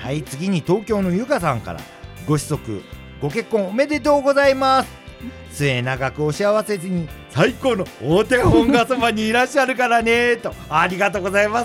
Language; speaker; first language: Japanese; native; Japanese